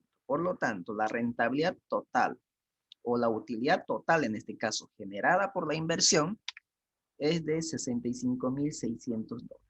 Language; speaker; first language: Spanish; native; Spanish